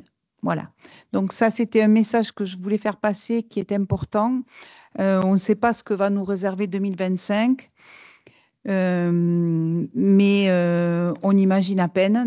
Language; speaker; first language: French; native; French